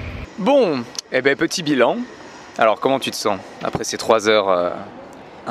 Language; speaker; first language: French; native; French